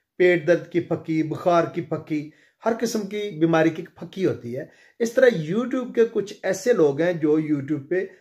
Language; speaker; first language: Urdu; non-native, local second language; Punjabi